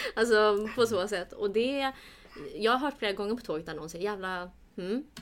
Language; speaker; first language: Swedish; early bilingual, other home language; Kurdish